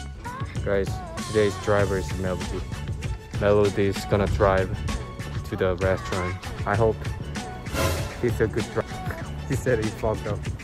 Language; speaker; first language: English; non-native, learner; Korean